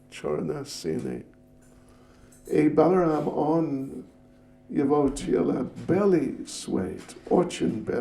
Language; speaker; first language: Russian; non-native, learner; English